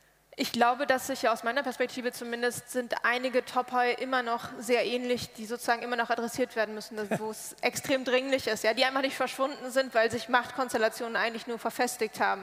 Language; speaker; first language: German; native; German